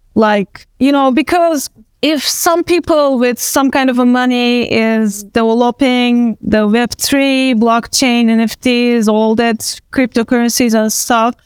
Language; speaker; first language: English; non-native, fluent; Turkish